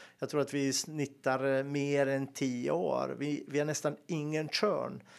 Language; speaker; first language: Swedish; non-native, fluent; Serbian